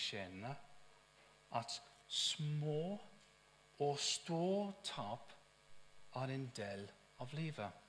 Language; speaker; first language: Norwegian; non-native, fluent; English